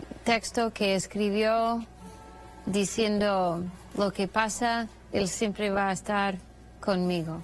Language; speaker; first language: Spanish; non-native, fluent; English